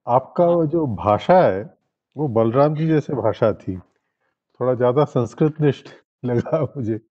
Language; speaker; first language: Hindi; non-native, local second language; Tamil